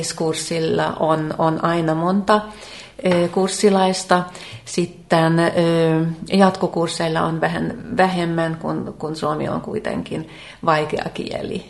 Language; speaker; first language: Finnish; non-native, fluent; Hungarian